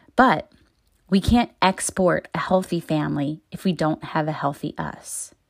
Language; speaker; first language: English; native; English